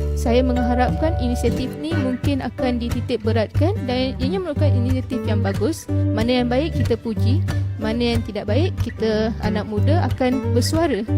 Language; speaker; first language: Malay; native; Malay